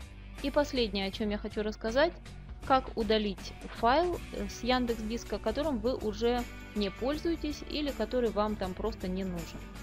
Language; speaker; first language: Russian; native; Russian